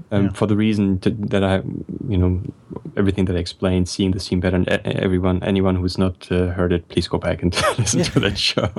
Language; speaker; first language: English; non-native, fluent; German